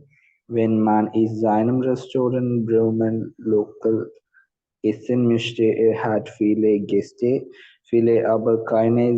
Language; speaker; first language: German; non-native, learner; Malayalam